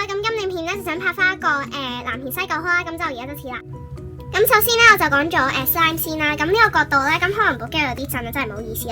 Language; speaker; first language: Cantonese; native; Cantonese